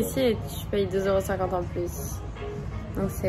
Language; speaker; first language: French; native; French